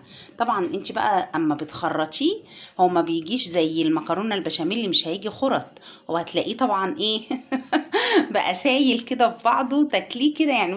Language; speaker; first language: Arabic; native; Arabic